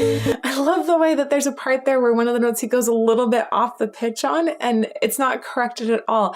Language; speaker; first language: English; native; English